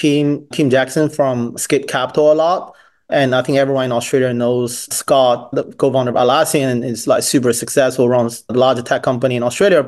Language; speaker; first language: English; non-native, fluent; Chinese